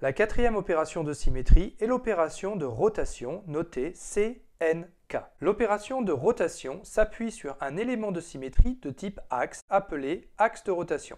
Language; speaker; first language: French; native; French